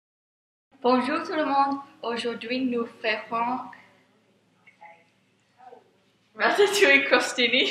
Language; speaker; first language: French; non-native, learner; English